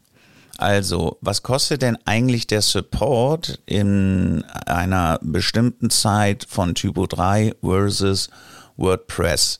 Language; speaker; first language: German; native; German